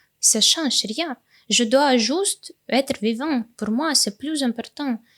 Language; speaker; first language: French; non-native, learner; Ukrainian